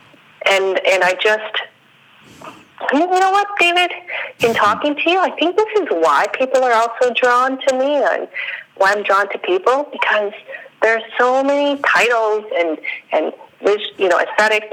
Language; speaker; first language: English; non-native, fluent; Spanish